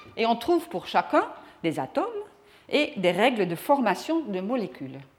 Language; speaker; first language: French; non-native, fluent; Dutch